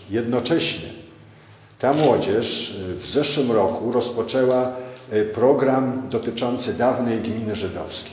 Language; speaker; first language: Polish; native; Polish